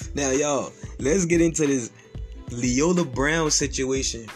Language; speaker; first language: English; native; English